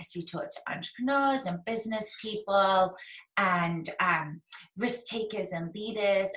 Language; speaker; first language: English; native; English